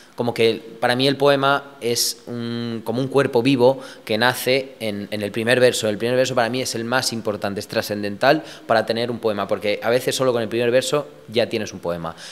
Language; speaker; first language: Spanish; early bilingual, other home language; Romanian